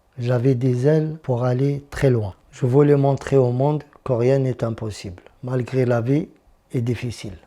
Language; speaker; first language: French; non-native, local second language; Arabic